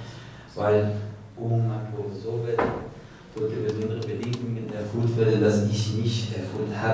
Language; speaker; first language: German; non-native, learner; Persian